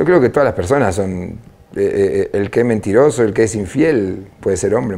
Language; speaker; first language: Spanish; native; Spanish